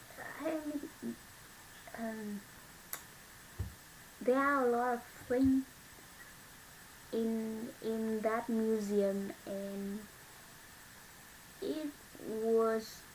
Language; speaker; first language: English; non-native, learner; Vietnamese